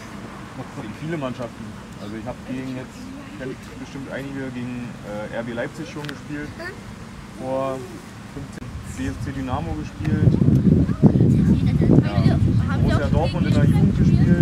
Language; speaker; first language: German; native; German